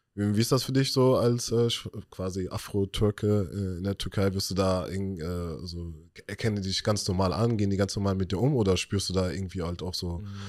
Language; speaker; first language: German; early bilingual, other home language; Persian